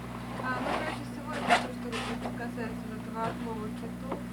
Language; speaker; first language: Russian; native; Russian